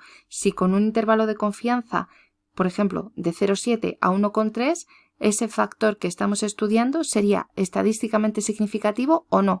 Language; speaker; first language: Spanish; native; Spanish